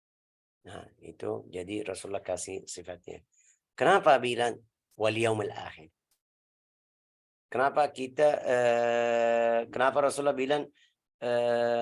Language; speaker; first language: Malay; non-native, learner; Arabic